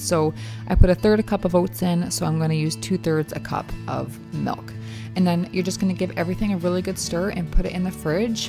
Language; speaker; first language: English; native; English